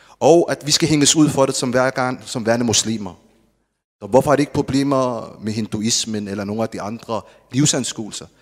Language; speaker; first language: Danish; non-native, fluent; Arabic